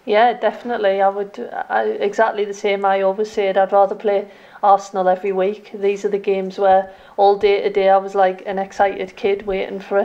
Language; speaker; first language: English; native; English